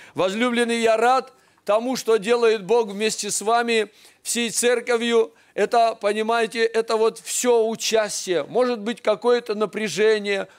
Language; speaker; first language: Russian; native; Russian